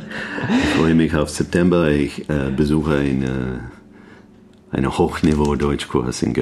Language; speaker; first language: German; non-native, learner; English